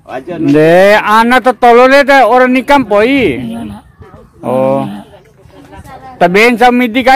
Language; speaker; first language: Indonesian; native; Indonesian